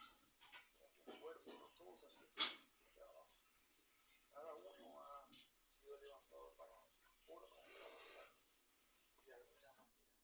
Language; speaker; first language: Spanish; native; Spanish